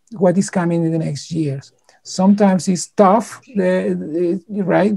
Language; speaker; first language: English; non-native, fluent; Spanish